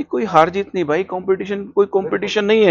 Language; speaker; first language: Hindi; native; Hindi